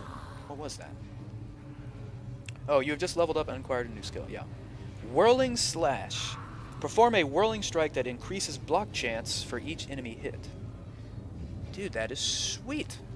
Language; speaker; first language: English; native; English